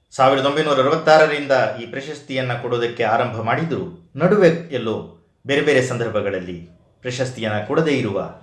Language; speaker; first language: Kannada; native; Kannada